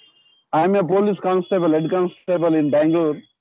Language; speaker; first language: English; non-native, learner; Kannada